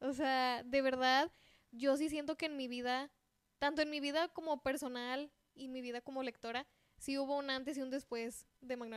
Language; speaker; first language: Spanish; native; Spanish